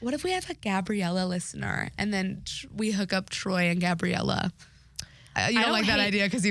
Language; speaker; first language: English; native; English